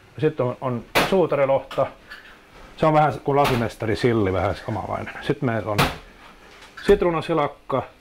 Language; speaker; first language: Finnish; non-native, local second language; Swedish